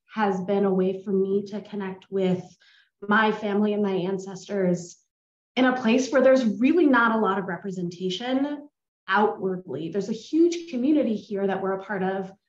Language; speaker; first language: English; native; English